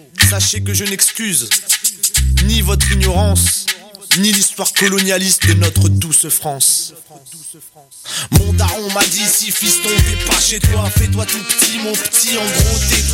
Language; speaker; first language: French; early bilingual, other home language; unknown